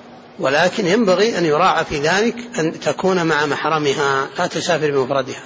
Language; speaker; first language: Arabic; native; Arabic